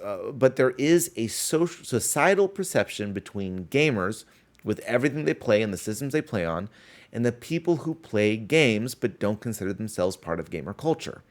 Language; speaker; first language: English; native; English